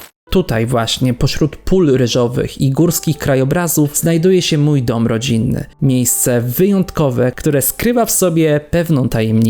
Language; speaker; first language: Polish; early bilingual, heritage; Polish